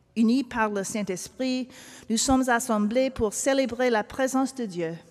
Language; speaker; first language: French; non-native, learner; English